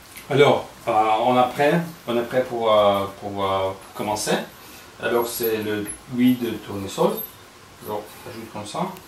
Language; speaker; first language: French; non-native, learner; Russian